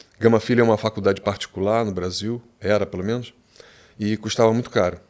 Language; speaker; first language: Portuguese; native; Portuguese